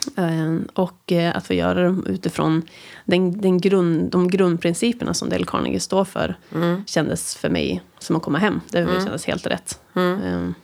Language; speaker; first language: Swedish; native; Swedish